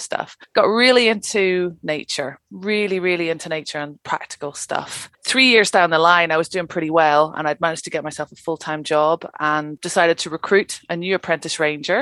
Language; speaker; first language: English; native; English